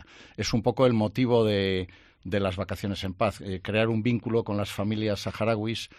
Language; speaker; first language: Spanish; native; Spanish